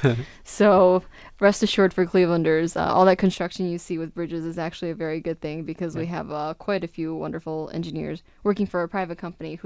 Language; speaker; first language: English; native; English